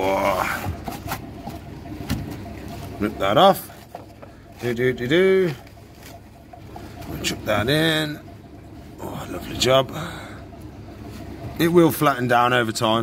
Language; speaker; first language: English; native; English